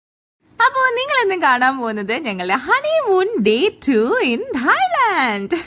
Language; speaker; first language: Malayalam; native; Malayalam